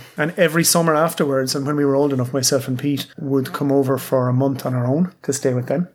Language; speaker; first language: English; native; English